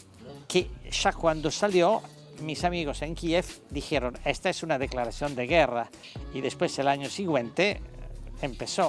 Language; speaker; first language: Spanish; non-native, fluent; Italian